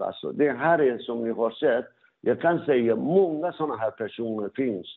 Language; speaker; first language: Swedish; non-native, fluent; Persian